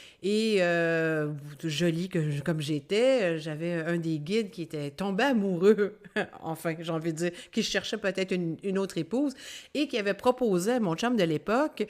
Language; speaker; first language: French; native; French